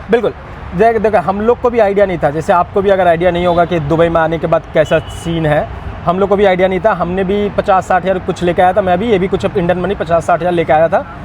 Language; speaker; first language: Hindi; non-native, local second language; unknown